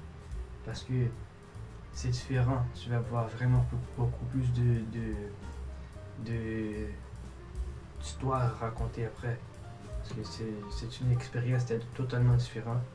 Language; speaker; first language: French; non-native, fluent; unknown